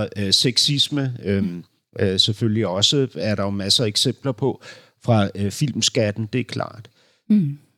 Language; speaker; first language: Danish; early bilingual, other home language; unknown